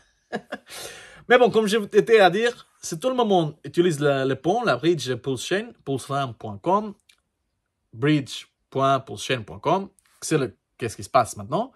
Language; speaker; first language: French; non-native, learner; Portuguese